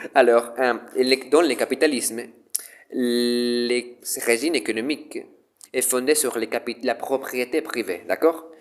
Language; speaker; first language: French; non-native, learner; Spanish